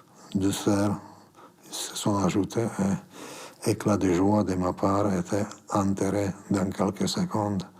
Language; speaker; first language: French; non-native, fluent; Slovak